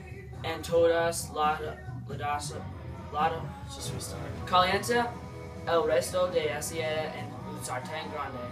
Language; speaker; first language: Spanish; non-native, learner; English